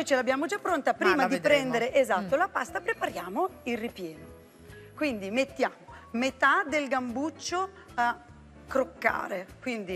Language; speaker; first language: Italian; native; Italian